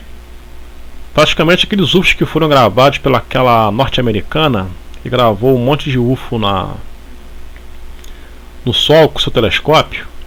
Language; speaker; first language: Portuguese; native; Portuguese